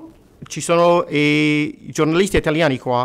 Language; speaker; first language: Italian; non-native, fluent; English